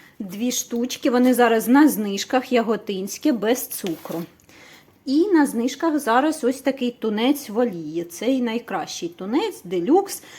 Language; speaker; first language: Ukrainian; native; Ukrainian